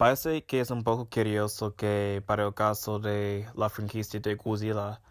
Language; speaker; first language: Spanish; non-native, fluent; English